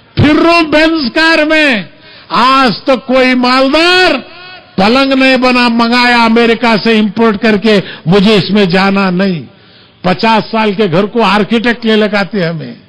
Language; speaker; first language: Urdu; native; Urdu